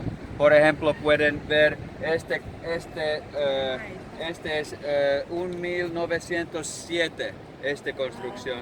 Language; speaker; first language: Spanish; non-native, learner; Finnish